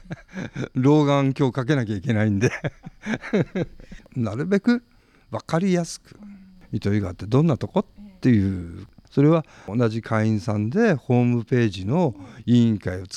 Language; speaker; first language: Japanese; native; Japanese